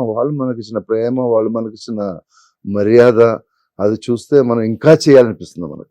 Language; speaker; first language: Telugu; non-native, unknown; Malayalam